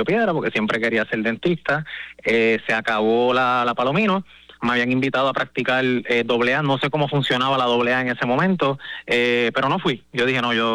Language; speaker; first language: Spanish; native; Spanish